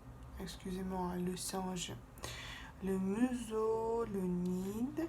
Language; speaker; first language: French; non-native, fluent; Russian